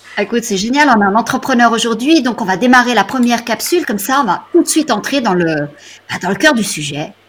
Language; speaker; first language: French; native; French